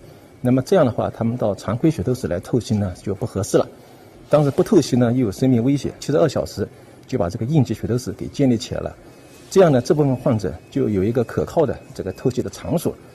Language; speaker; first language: Chinese; native; Chinese